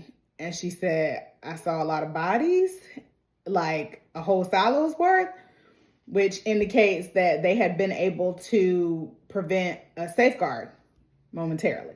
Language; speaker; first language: English; native; English